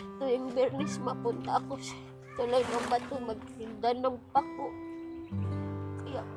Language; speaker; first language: Filipino; non-native, local second language; Bikol